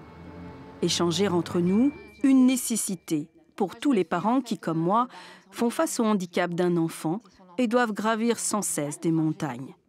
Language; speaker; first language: French; native; French